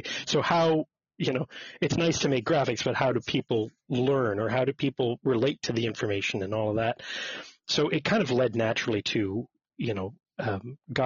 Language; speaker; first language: English; native; English